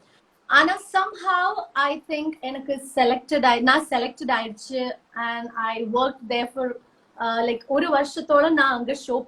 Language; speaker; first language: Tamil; non-native, learner; Malayalam